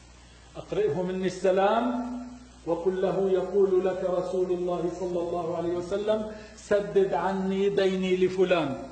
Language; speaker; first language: Arabic; native; Arabic